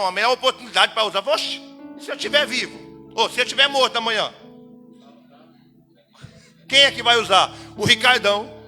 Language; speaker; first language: Portuguese; native; Portuguese